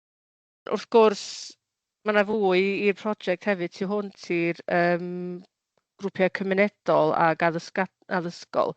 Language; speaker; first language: Welsh; native; Welsh